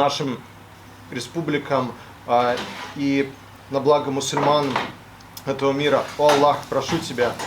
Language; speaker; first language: Russian; native; Russian